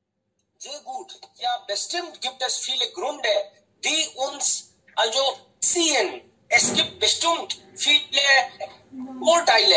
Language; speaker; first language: German; non-native, fluent; Hindi